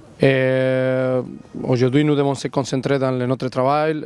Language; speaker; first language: French; non-native, learner; Spanish